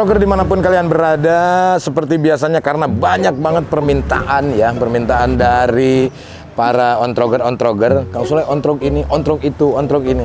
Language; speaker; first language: Indonesian; native; Indonesian